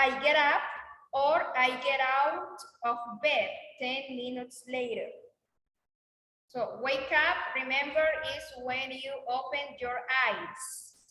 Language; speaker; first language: English; non-native, learner; Spanish